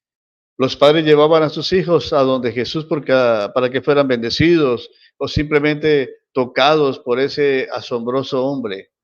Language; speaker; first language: Spanish; native; Spanish